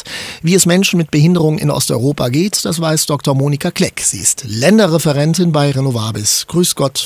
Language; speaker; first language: German; native; German